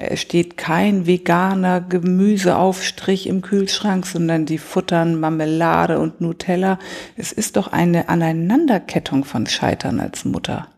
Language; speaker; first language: German; native; German